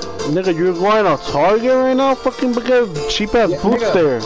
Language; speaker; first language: English; early bilingual, other home language; Spanish